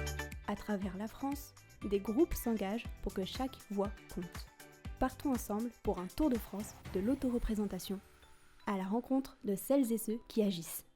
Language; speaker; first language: French; native; French